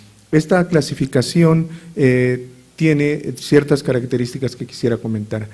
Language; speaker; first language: Spanish; native; Spanish